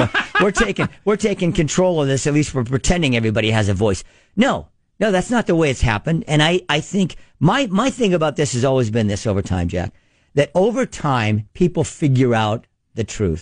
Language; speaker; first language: English; native; English